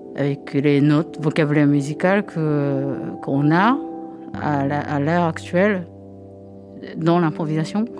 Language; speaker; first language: French; non-native, fluent; Japanese